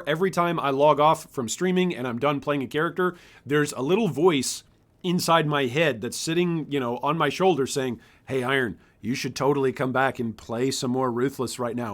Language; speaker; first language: English; native; English